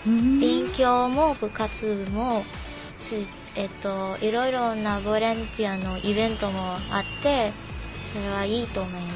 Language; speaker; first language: Japanese; non-native, learner; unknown